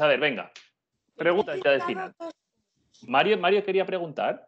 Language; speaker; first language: Spanish; native; Spanish